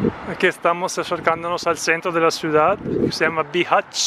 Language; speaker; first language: Spanish; non-native, fluent; Italian